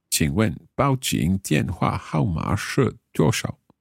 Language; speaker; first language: Chinese; non-native, learner; English